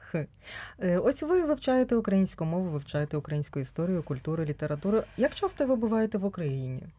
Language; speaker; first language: Ukrainian; native; Ukrainian